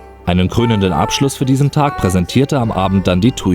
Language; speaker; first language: German; native; German